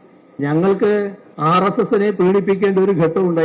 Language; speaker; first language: Malayalam; native; Malayalam